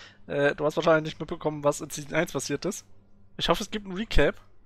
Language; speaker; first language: German; native; German